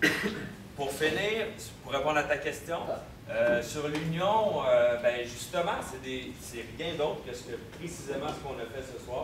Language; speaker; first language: French; native; French